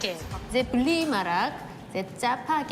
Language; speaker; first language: Hebrew; non-native, learner; Korean